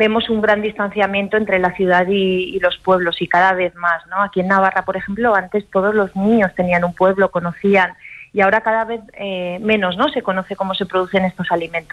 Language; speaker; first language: Spanish; native; Spanish